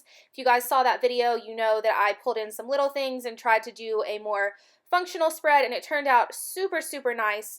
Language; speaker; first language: English; native; English